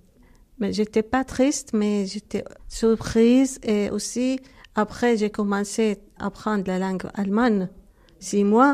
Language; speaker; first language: French; non-native, learner; Arabic